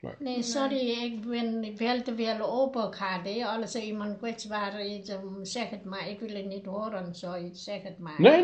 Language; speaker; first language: Dutch; non-native, learner; Nepali